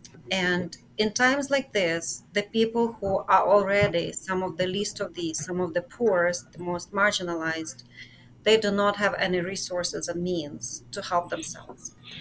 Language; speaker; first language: English; non-native, fluent; Ukrainian